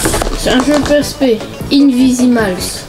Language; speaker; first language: French; native; French